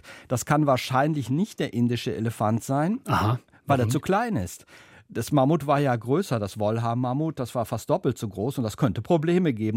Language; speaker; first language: German; native; German